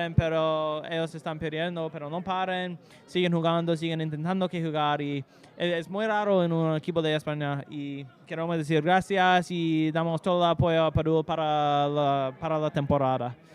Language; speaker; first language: Spanish; non-native, learner; English